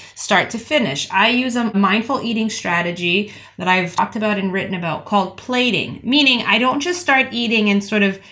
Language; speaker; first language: English; native; English